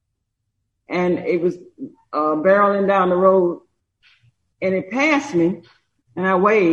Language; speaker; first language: English; native; English